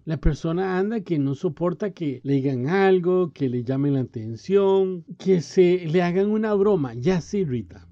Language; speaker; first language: Spanish; native; Spanish